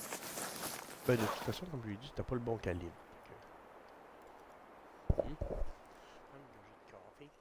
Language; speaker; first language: French; native; French